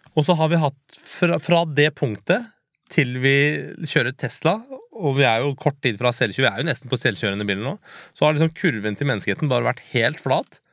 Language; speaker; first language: Norwegian; early bilingual, other home language; Persian